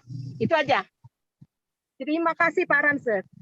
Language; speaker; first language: Indonesian; native; Indonesian